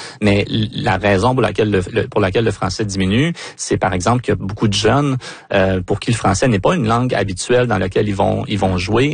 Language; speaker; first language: French; native; French